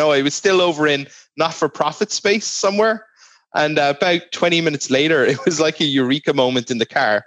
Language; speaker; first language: English; native; English